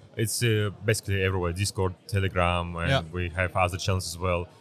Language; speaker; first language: English; early bilingual, other home language; Uzbek